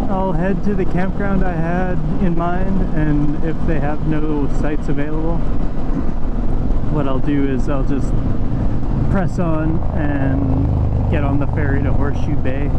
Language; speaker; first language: English; native; English